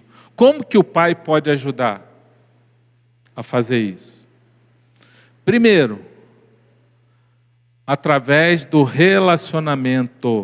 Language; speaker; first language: Portuguese; native; Portuguese